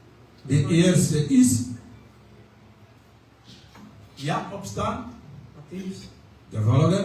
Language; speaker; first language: Dutch; non-native, learner; French